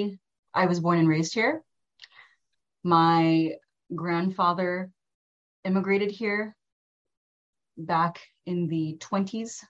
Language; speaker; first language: English; early bilingual, other home language; Filipino